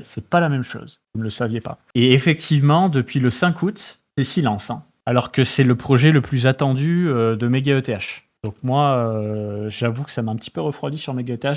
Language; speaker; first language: French; native; French